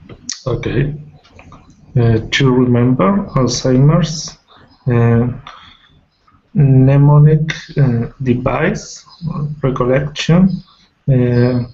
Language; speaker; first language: English; non-native, learner; Spanish